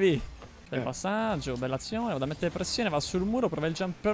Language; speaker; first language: Italian; native; Italian